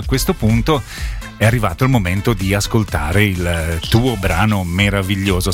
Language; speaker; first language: Italian; native; Italian